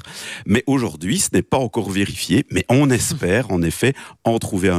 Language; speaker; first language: French; native; French